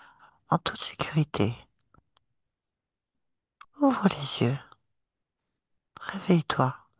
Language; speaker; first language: French; native; French